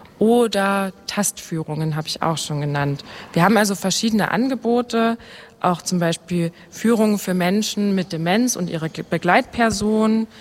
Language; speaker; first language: German; native; German